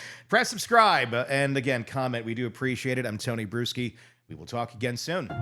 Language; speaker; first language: English; native; English